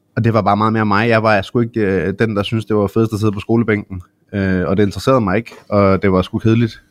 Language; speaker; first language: Danish; early bilingual, other home language; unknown